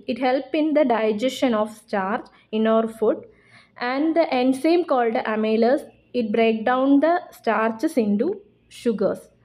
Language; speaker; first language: English; non-native, local second language; Malayalam